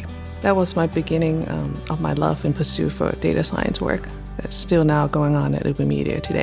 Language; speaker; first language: English; non-native, local second language; Cantonese